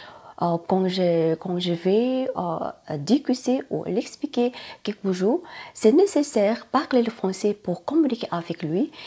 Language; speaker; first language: French; non-native, learner; Thai